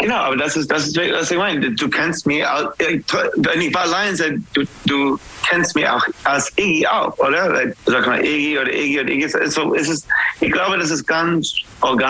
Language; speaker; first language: German; non-native, learner; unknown